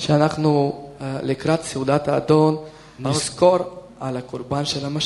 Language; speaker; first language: Hebrew; non-native, fluent; Russian